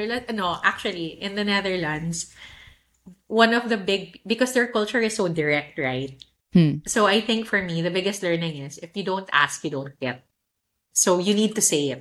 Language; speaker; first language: English; non-native, local second language; Filipino